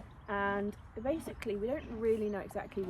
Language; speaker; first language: English; native; English